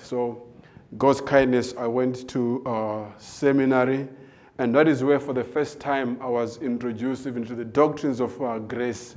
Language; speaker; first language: English; non-native, local second language; Nyanja